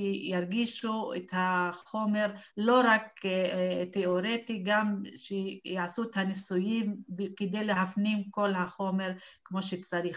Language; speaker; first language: Hebrew; non-native, local second language; Arabic